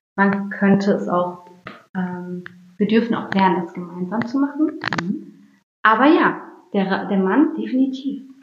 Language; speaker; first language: German; early bilingual, other home language; Turkish